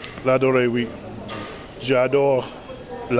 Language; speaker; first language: French; non-native, fluent; English